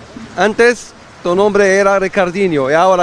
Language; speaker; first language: Spanish; non-native, learner; Arabic